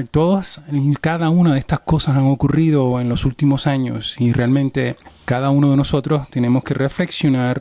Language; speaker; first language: Spanish; native; Spanish